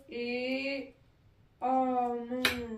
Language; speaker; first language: French; native; French